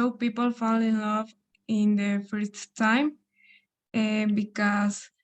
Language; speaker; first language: English; non-native, learner; Spanish